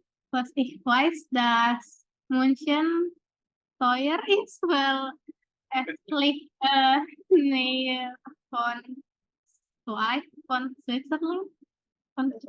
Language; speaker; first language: German; non-native, learner; Indonesian